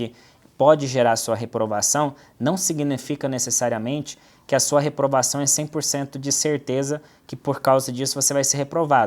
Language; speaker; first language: Portuguese; native; Portuguese